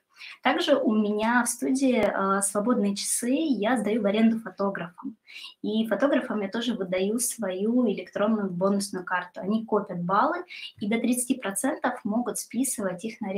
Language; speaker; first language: Russian; native; Russian